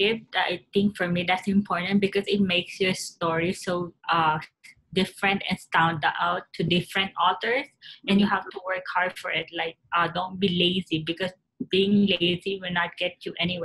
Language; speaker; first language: English; non-native, local second language; Filipino